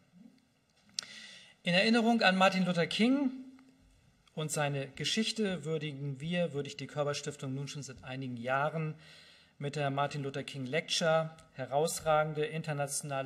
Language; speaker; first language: German; native; German